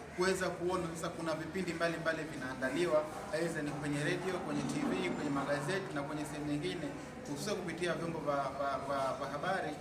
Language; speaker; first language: Swahili; native; Swahili